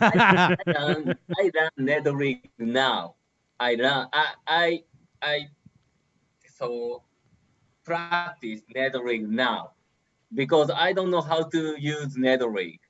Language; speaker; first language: English; non-native, learner; Japanese